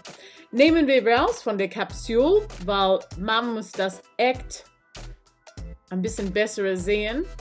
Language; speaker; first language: German; non-native, learner; English